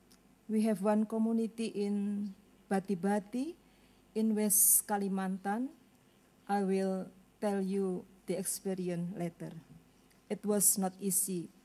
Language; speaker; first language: English; non-native, learner; Indonesian